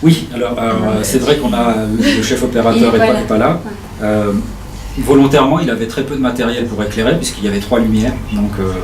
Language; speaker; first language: French; native; French